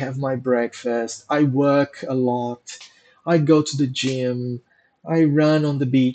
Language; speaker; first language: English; non-native, fluent; Portuguese